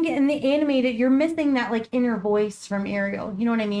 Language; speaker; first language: English; native; English